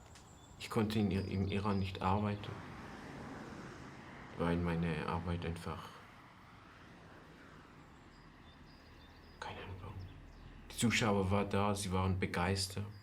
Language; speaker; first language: German; non-native, fluent; Persian